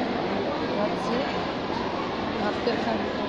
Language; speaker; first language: English; non-native, learner; Turkish